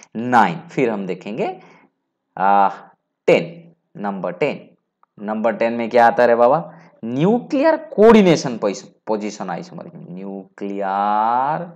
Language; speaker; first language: Hindi; non-native, local second language; Bangla